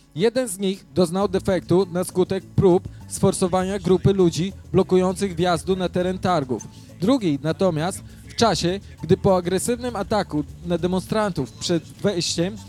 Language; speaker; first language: Polish; native; Polish